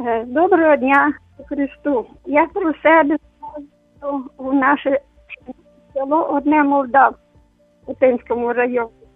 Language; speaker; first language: Ukrainian; non-native, local second language; Romanian